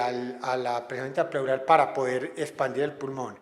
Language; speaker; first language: Spanish; native; Spanish